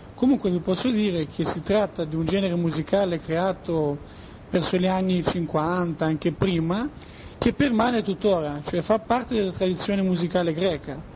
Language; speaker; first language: Italian; non-native, fluent; Greek